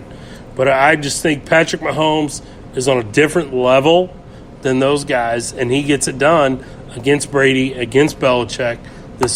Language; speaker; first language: English; native; English